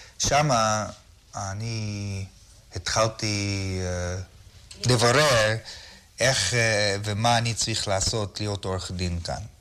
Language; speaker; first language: Hebrew; non-native, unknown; English